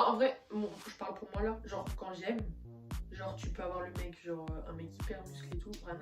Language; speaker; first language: French; native; French